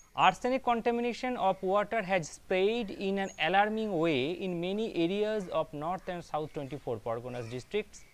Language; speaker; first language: English; non-native, local second language; Bangla